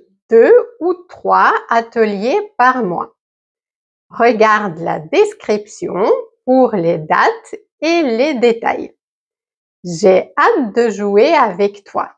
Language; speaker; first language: French; native; French